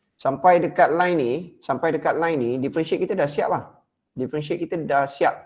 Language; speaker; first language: Malay; native; Malay